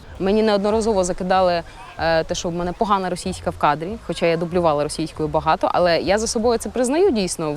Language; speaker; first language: Ukrainian; native; Ukrainian